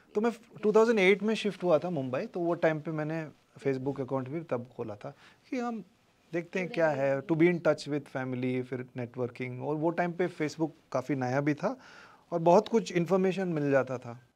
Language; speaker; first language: Hindi; non-native, local second language; Kodava